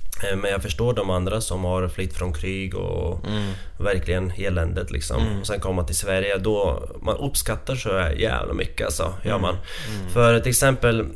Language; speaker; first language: Swedish; non-native, fluent; Latvian